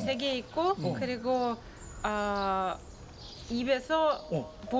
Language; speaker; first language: Korean; non-native, learner; Russian